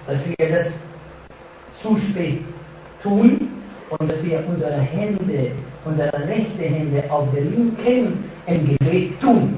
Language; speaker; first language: German; non-native, fluent; Arabic